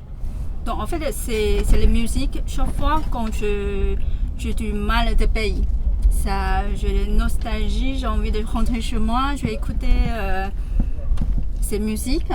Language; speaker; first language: French; non-native, fluent; Chinese